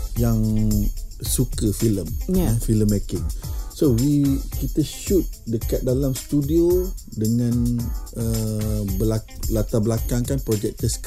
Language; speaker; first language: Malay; native; Malay